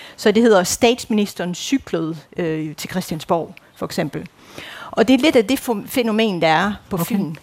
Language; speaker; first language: Danish; non-native, fluent; Dutch